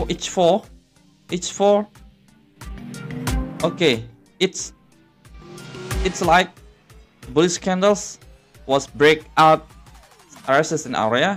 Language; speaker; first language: English; non-native, learner; Indonesian